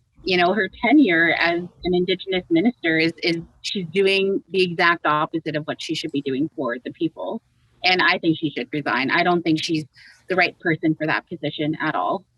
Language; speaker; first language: English; native; English